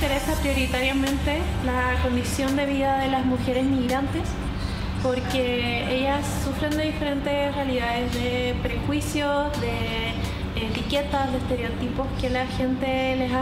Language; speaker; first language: Spanish; native; Spanish